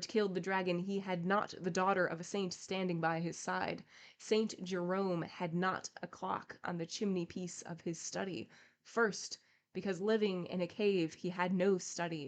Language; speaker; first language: English; native; English